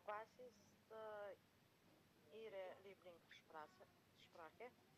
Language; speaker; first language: German; non-native, learner; Macedonian